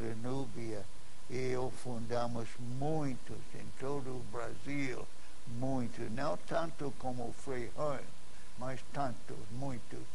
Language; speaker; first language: Portuguese; non-native, fluent; English